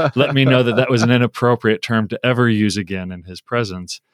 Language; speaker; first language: English; native; English